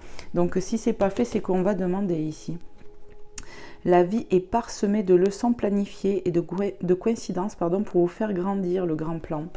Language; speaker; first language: French; native; French